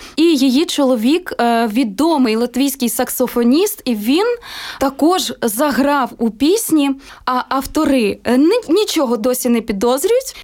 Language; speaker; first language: Ukrainian; native; Ukrainian